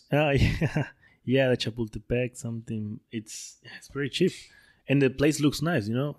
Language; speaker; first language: English; non-native, fluent; Spanish